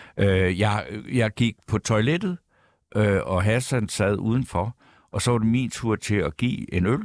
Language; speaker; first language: Danish; native; Danish